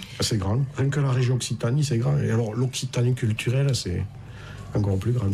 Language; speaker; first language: French; native; French